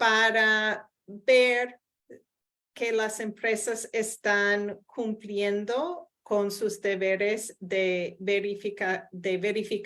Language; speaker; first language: Spanish; non-native, fluent; English